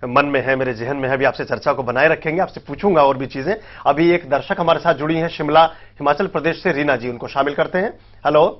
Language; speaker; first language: Hindi; native; Hindi